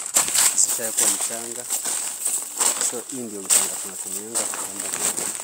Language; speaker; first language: Swahili; non-native, local second language; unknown